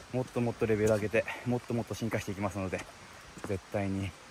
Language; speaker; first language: Japanese; native; Japanese